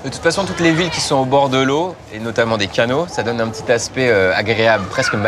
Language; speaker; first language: French; native; French